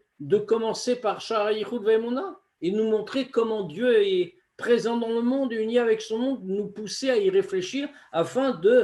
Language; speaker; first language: French; native; French